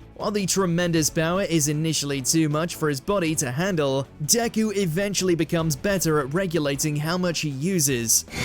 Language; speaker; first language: English; native; English